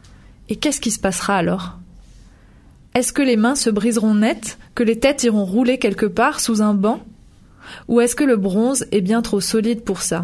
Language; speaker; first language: French; native; French